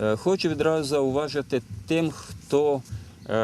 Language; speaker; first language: Ukrainian; native; Ukrainian